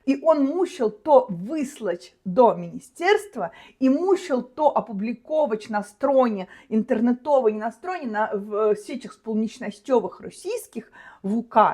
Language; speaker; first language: Polish; non-native, learner; Russian